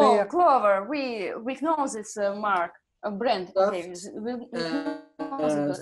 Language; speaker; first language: English; non-native, learner; Russian